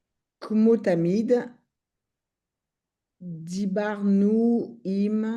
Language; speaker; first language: Hebrew; non-native, learner; French